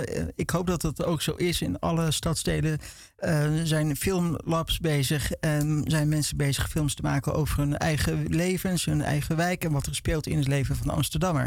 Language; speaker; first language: Dutch; native; Dutch